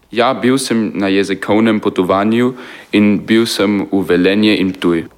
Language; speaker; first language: Slovenian; non-native, learner; German